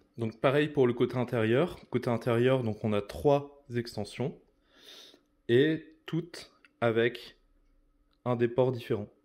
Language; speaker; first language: French; native; French